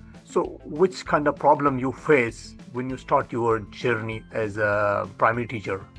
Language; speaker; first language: English; non-native, fluent; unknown